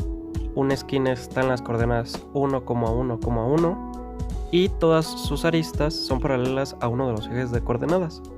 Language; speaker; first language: Spanish; native; Spanish